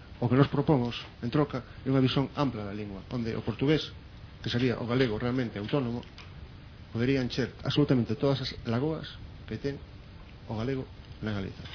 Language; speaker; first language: Galician; non-native, local second language; Spanish